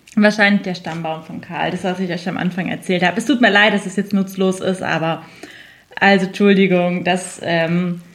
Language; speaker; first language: German; native; German